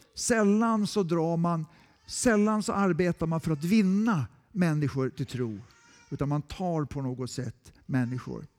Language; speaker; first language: Swedish; native; Swedish